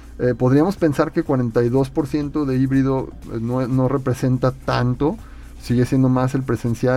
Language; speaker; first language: Spanish; native; Spanish